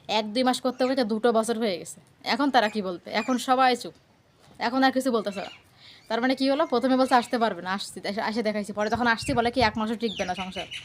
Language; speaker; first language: Bangla; native; Bangla